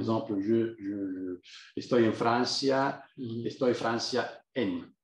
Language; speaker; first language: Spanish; non-native, fluent; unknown